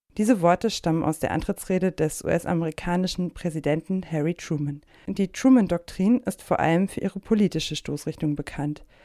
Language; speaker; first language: German; native; German